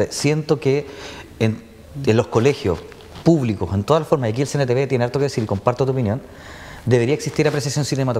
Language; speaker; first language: Spanish; native; Spanish